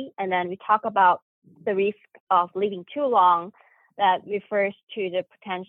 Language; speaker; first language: English; non-native, local second language; Chinese